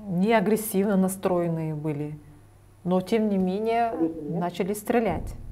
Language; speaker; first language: Russian; non-native, local second language; Kazakh